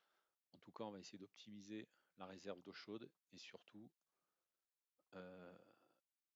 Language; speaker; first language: French; native; French